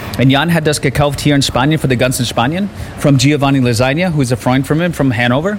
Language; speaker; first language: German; non-native, fluent; English